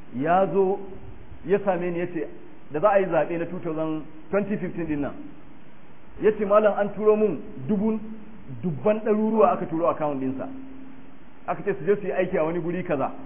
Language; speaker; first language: Hausa; native; Hausa